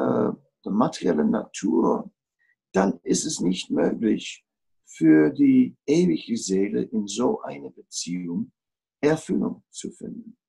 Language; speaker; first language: German; non-native, fluent; Dutch